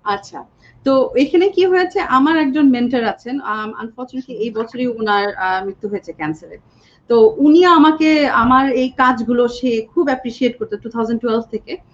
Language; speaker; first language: Bangla; native; Bangla